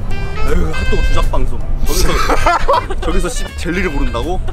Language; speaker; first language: Korean; native; Korean